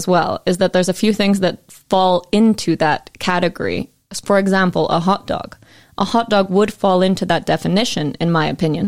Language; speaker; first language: English; native; English